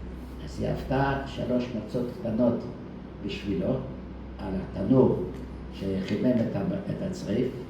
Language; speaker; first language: Hebrew; early bilingual, other home language; Dutch